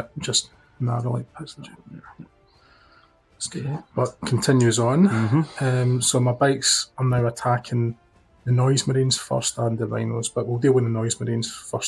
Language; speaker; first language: English; native; English